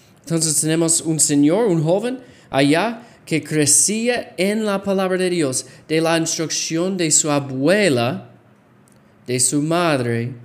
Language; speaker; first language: Spanish; non-native, fluent; English